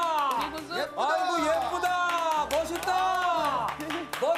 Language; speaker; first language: Korean; native; Korean